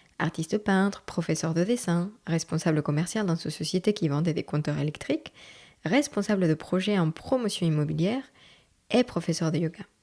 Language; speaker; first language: French; non-native, fluent; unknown